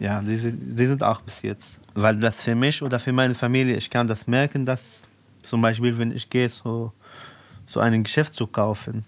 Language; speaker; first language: German; non-native, fluent; Arabic